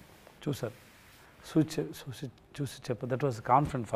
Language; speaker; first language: Telugu; non-native, learner; Tamil